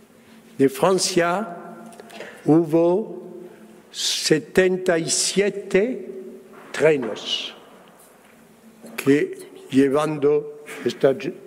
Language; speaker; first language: Spanish; early bilingual, heritage; Spanish